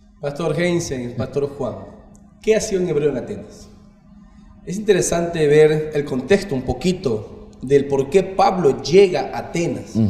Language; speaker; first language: Spanish; native; Spanish